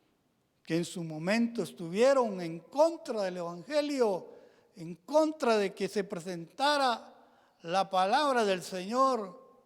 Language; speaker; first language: Spanish; native; Spanish